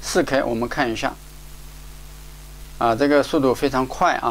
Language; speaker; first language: Chinese; native; Chinese